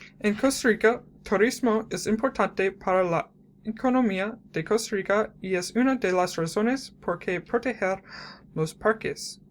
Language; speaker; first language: Spanish; non-native, learner; English